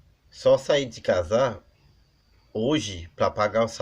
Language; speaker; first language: Portuguese; non-native, learner; Haitian Creole